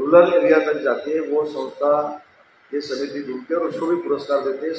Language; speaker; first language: Hindi; non-native, local second language; Marathi